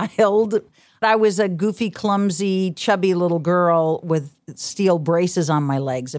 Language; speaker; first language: English; native; English